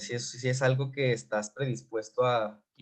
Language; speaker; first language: Spanish; native; Spanish